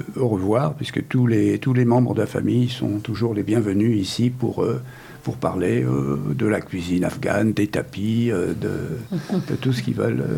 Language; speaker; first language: French; native; French